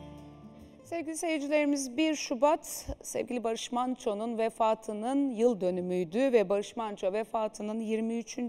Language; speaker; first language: Turkish; native; Turkish